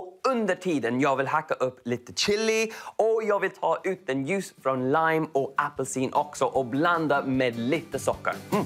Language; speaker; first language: Swedish; non-native, learner; English